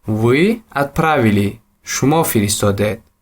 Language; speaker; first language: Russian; non-native, local second language; Tajik